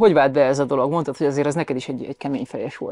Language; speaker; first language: Hungarian; native; Hungarian